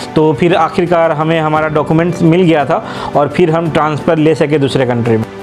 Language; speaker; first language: Hindi; native; Hindi